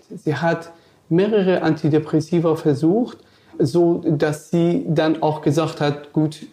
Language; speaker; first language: German; non-native, fluent; Persian